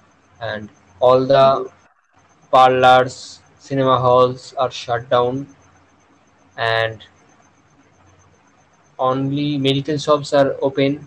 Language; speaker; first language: English; non-native, local second language; Bangla